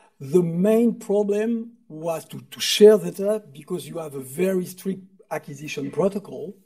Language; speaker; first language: English; non-native, fluent; French